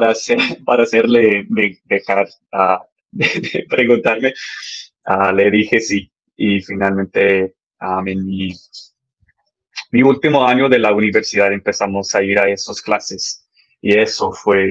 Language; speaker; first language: Spanish; early bilingual, heritage; English